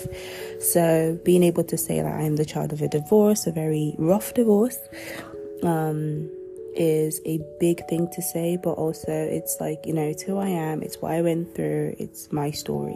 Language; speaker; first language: English; non-native, local second language; Yoruba